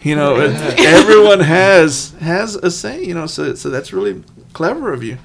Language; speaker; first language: English; early bilingual, other home language; Spanish